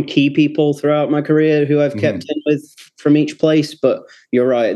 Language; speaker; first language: English; native; English